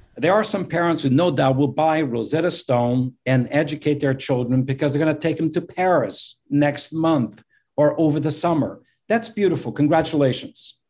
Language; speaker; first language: English; non-native, fluent; Portuguese